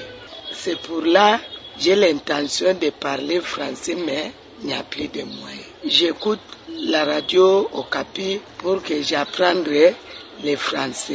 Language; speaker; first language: French; non-native, learner; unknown